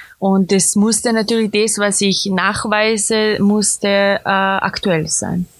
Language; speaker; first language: German; non-native, fluent; Serbian